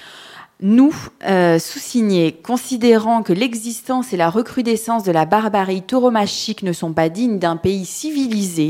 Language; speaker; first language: French; native; French